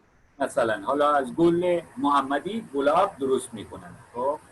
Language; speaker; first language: Persian; non-native, fluent; Urdu